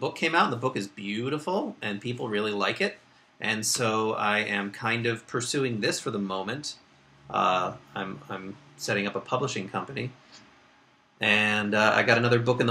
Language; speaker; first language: English; native; English